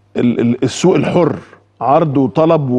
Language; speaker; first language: Arabic; native; Arabic